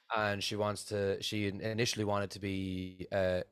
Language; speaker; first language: English; native; English